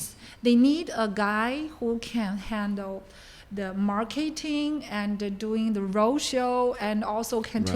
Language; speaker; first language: English; non-native, learner; Chinese